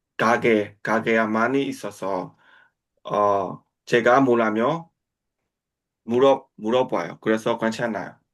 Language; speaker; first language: Korean; non-native, learner; Burmese